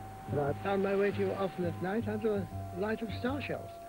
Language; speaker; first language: English; native; English